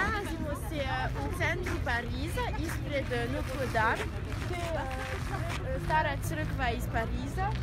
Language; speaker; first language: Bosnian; early bilingual, heritage; Serbian